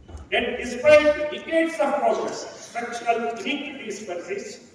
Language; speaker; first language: English; non-native, local second language; Telugu